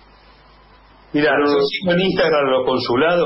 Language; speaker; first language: Spanish; native; Spanish